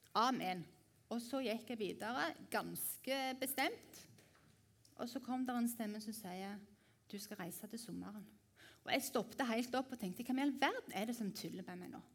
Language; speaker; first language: Norwegian; native; Norwegian